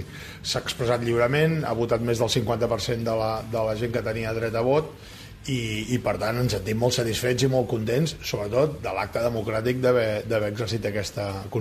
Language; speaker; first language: Catalan; native; Catalan